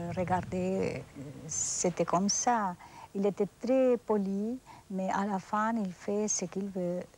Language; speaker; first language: French; non-native, fluent; Spanish